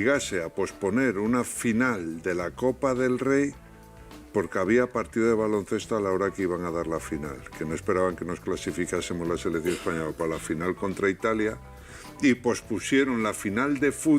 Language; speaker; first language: Spanish; native; Spanish